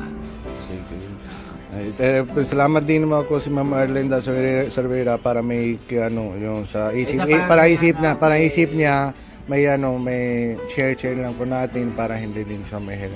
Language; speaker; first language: Filipino; non-native, learner; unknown